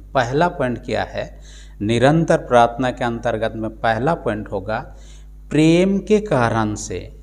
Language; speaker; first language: Hindi; non-native, local second language; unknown